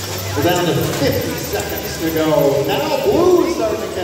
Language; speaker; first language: English; native; English